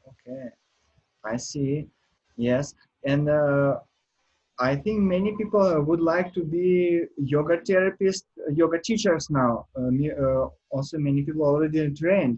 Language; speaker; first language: English; non-native, learner; Russian